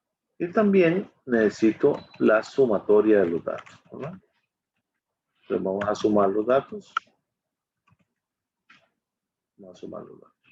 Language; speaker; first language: Spanish; native; Spanish